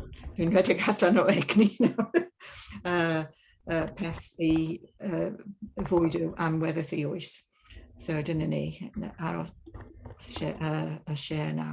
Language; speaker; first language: Welsh; non-native, learner; English